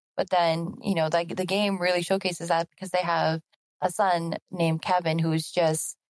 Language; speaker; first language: English; native; English